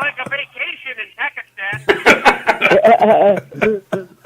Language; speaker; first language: English; native; English